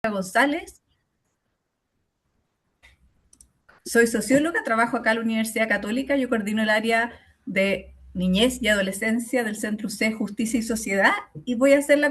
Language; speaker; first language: Spanish; native; Spanish